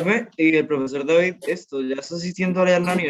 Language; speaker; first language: Spanish; native; Spanish